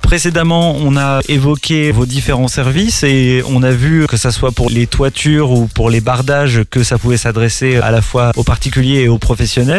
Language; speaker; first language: French; native; French